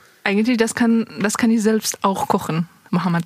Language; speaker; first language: German; non-native, fluent; Persian